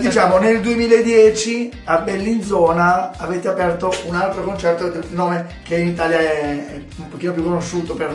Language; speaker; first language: Italian; native; Italian